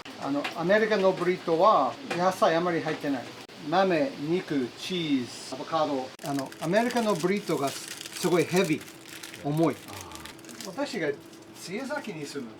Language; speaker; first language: Japanese; non-native, learner; English